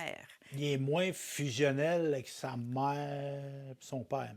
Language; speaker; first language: French; native; French